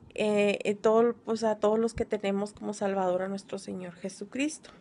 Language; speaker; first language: Spanish; native; Spanish